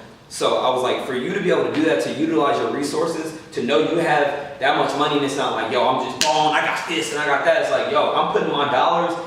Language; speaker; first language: English; native; English